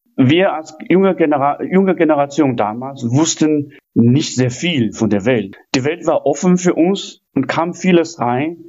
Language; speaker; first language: German; non-native, fluent; Chinese